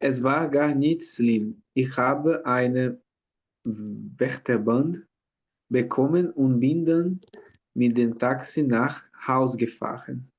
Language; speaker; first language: German; non-native, learner; Portuguese